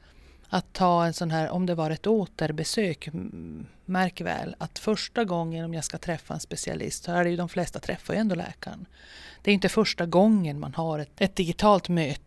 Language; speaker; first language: Swedish; native; Swedish